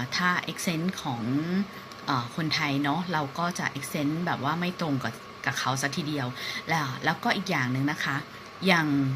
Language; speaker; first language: Thai; native; Thai